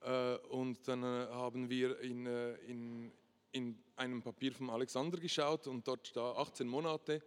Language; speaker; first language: German; non-native, local second language; French